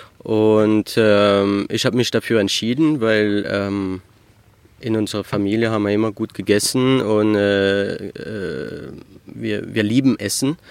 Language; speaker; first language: German; early bilingual, heritage; French